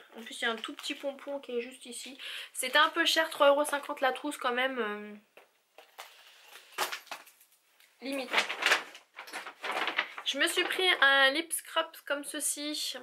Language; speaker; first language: French; native; French